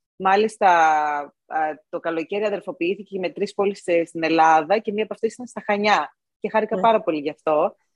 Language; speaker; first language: Greek; native; Greek